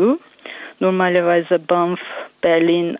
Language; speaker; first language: German; non-native, learner; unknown